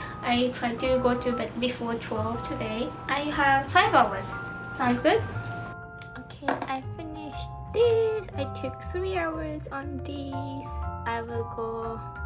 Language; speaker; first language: English; non-native, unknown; Japanese